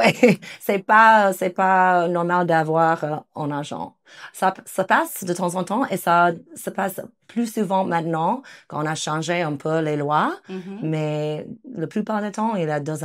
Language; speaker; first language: French; non-native, fluent; English